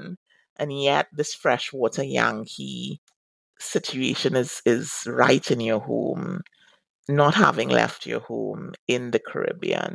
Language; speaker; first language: English; native; English